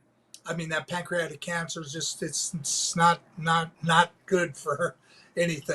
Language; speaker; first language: English; native; English